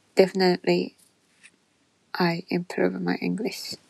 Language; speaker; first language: English; non-native, learner; Japanese